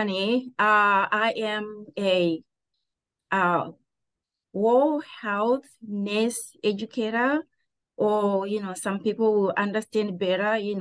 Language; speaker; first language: English; non-native, local second language; Shona